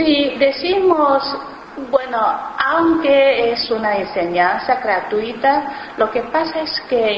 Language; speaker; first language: Spanish; non-native, fluent; Chinese